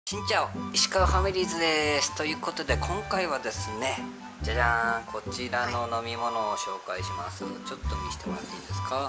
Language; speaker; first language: Japanese; native; Japanese